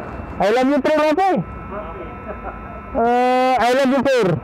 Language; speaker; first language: English; non-native, learner; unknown